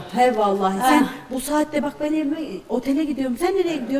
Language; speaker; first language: Turkish; native; Turkish